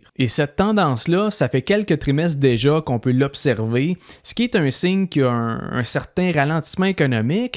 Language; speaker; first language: French; native; French